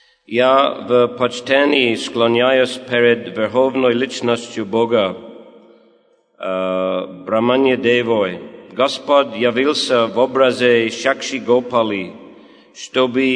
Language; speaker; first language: Russian; non-native, learner; English